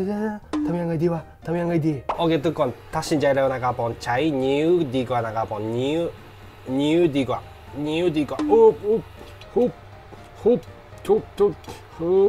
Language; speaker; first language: Thai; non-native, learner; Japanese